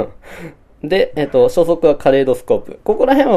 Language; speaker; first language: Japanese; native; Japanese